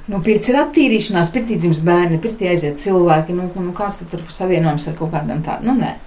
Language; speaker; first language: Latvian; native; Latvian